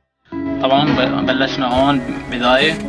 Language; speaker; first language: Arabic; native; Arabic